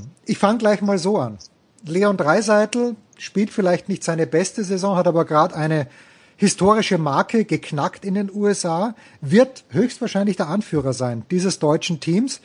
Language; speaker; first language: German; native; German